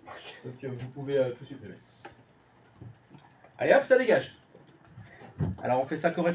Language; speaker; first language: French; native; French